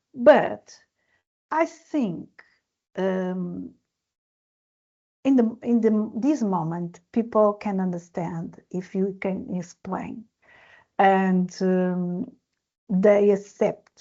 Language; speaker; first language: English; non-native, learner; Portuguese